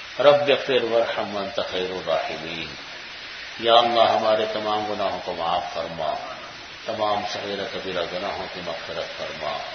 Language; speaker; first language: Urdu; native; Urdu